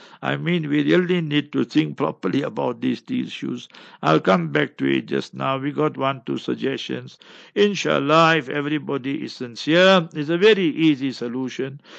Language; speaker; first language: English; native; English